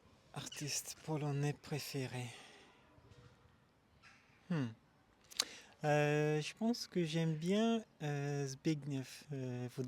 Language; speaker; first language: French; non-native, local second language; Malagasy